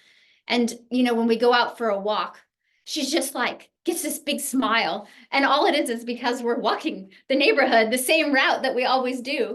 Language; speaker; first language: English; native; English